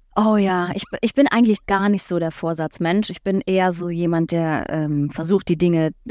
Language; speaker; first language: German; native; German